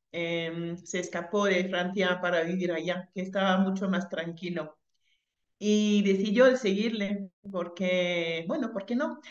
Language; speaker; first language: Spanish; non-native, fluent; French